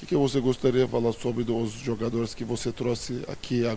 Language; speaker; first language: Portuguese; non-native, fluent; Turkish